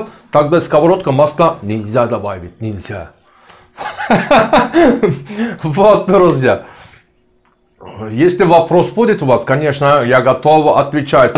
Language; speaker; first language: Russian; non-native, learner; Turkish